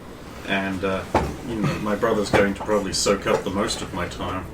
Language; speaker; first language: English; native; English